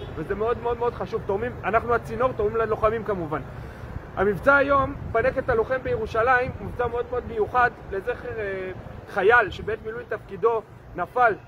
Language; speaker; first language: Hebrew; native; Hebrew